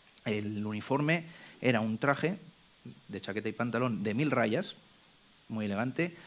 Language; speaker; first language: Spanish; native; Spanish